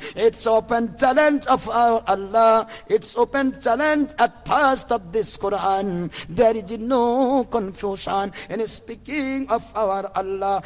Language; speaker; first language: English; non-native, local second language; Bangla